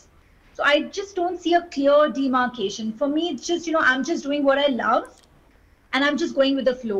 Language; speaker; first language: English; non-native, local second language; Hindi